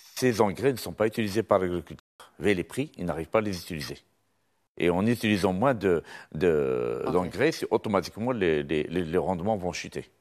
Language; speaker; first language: French; non-native, local second language; Arabic